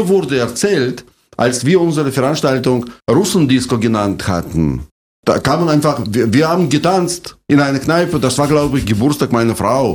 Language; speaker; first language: German; non-native, fluent; Russian